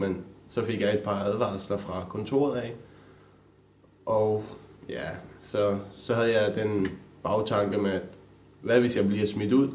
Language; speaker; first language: Danish; early bilingual, other home language; Romanian